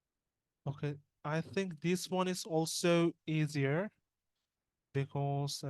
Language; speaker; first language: English; non-native, fluent; Bangla